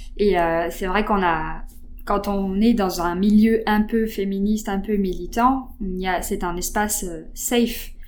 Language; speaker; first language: French; native; French